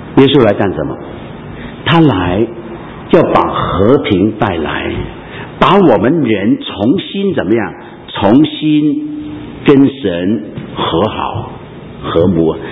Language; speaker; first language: Chinese; non-native, local second language; Cantonese